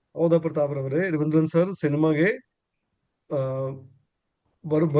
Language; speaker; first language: Kannada; non-native, learner; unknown